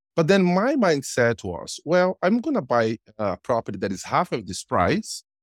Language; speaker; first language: English; non-native, fluent; Portuguese